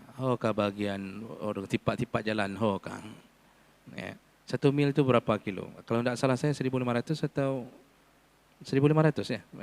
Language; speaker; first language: Malay; non-native, local second language; Achinese